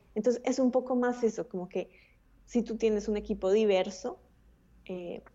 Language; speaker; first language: Spanish; native; Spanish